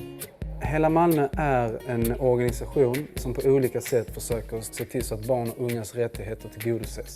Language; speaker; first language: Swedish; native; Swedish